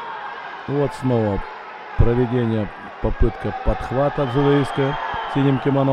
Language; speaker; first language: Russian; native; Russian